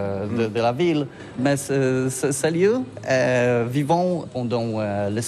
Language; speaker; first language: French; non-native, learner; Polish